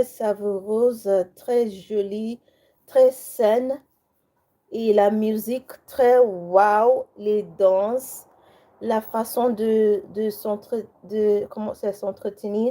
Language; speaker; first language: French; non-native, learner; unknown